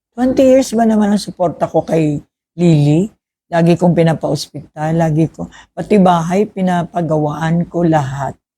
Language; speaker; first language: Filipino; non-native, local second language; Hiligaynon